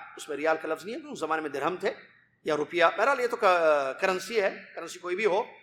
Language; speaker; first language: Urdu; native; Urdu